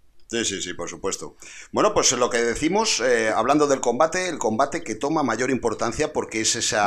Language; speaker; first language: Spanish; native; Spanish